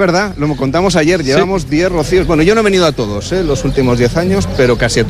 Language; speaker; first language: Spanish; native; Spanish